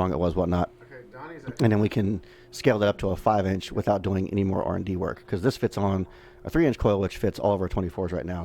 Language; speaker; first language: English; native; English